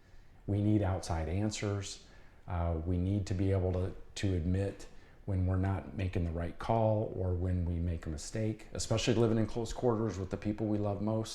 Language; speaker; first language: English; native; English